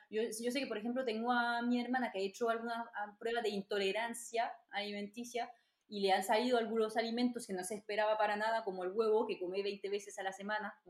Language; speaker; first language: Spanish; non-native, fluent; French